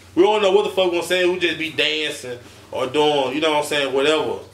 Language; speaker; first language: English; native; English